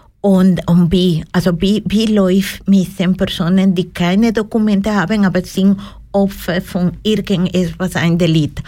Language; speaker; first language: German; non-native, learner; Spanish